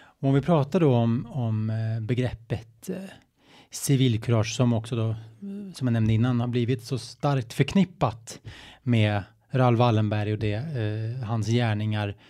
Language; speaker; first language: Swedish; native; Swedish